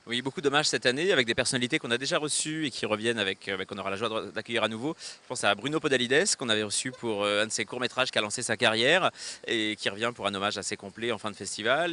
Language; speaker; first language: French; native; French